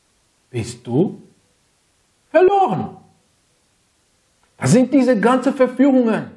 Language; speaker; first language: German; non-native, fluent; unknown